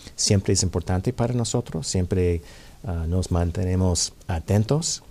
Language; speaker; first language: Spanish; non-native, fluent; English